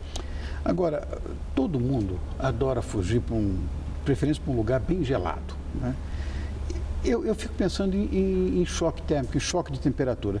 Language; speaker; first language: Portuguese; native; Portuguese